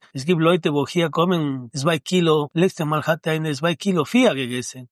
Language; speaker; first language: German; non-native, learner; Spanish